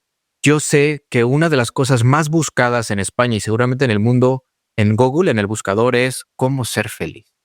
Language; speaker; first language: Spanish; native; Spanish